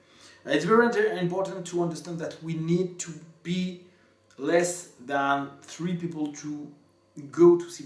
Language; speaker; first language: English; non-native, fluent; French